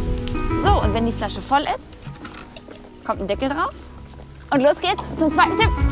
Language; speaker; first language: German; native; German